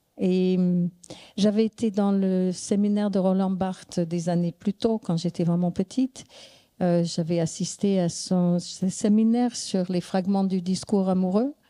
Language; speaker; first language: French; non-native, fluent; English